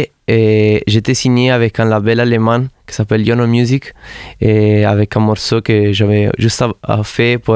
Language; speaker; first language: French; non-native, fluent; Italian